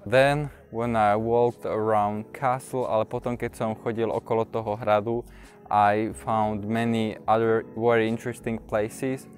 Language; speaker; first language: English; non-native, fluent; Slovak